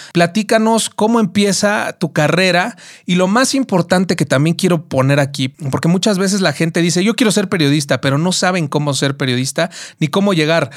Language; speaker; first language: Spanish; native; Spanish